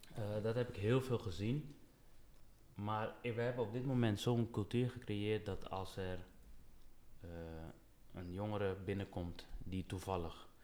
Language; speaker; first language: Dutch; early bilingual, other home language; Papiamento